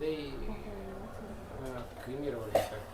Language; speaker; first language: English; non-native, learner; Russian